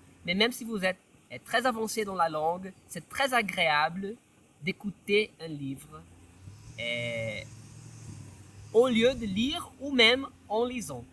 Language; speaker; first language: French; non-native, fluent; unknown